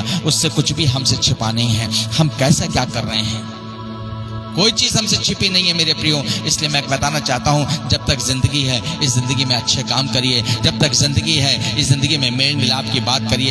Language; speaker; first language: Hindi; native; Hindi